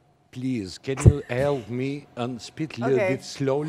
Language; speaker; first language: English; non-native, learner; Albanian